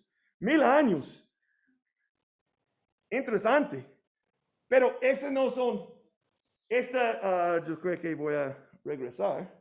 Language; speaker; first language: Spanish; non-native, fluent; English